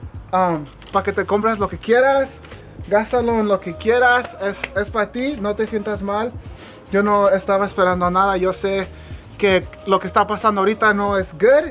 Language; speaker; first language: Spanish; early bilingual, heritage; Spanish